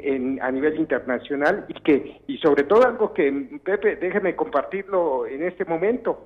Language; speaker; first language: Spanish; native; Spanish